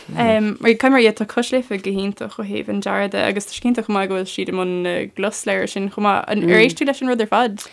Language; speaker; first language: Irish; native; Irish